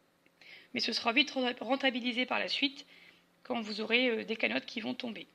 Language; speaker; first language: French; native; French